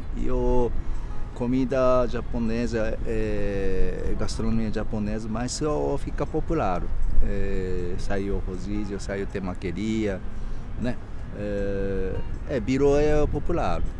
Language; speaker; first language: Portuguese; non-native, fluent; Japanese